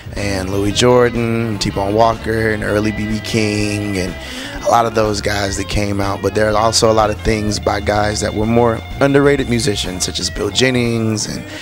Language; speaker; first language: English; native; English